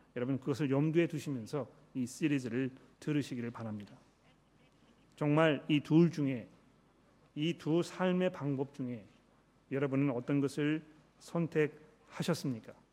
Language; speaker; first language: Korean; native; Korean